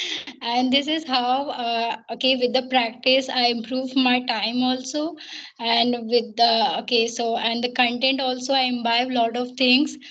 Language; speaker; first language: English; non-native, learner; Hindi